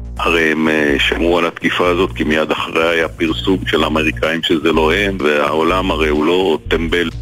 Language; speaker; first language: Hebrew; native; Hebrew